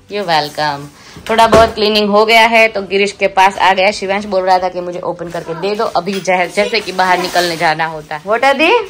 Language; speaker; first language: Hindi; non-native, local second language; Gujarati